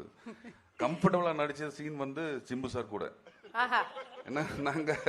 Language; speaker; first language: Tamil; non-native, learner; Malayalam